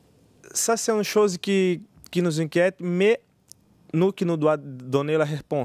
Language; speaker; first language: French; non-native, learner; Portuguese